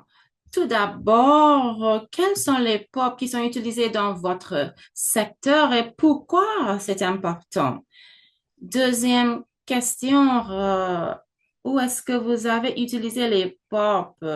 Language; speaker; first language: French; non-native, fluent; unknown